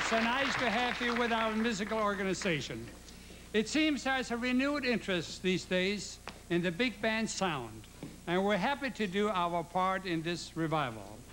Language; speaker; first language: English; native; English